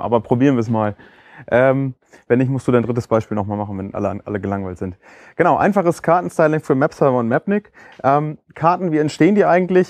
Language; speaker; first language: German; native; German